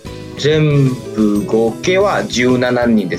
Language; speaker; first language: Japanese; non-native, fluent; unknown